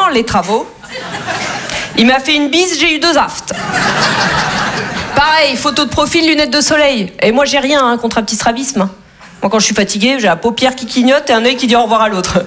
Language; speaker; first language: French; native; French